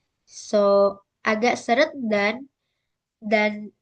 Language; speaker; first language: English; non-native, learner; Indonesian